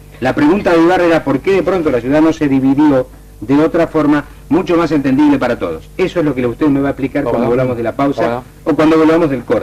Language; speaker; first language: Spanish; native; Spanish